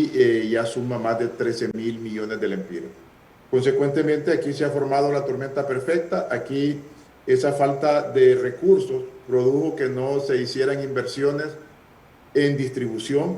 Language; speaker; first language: Spanish; native; Spanish